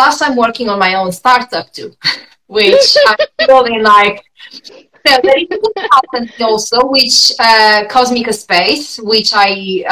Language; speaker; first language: English; non-native, fluent; Italian